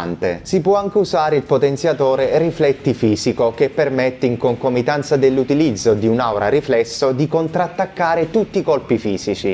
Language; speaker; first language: Italian; native; Italian